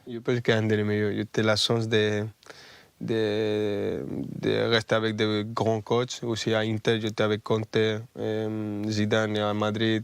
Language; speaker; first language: French; non-native, fluent; Spanish